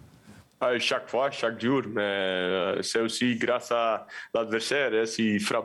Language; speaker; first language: French; non-native, local second language; Dutch